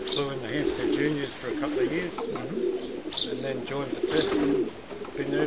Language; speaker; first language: English; native; English